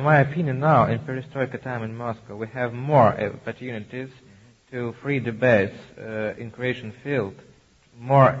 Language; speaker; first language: English; non-native, learner; Russian